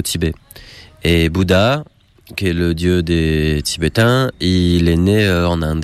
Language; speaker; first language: French; native; French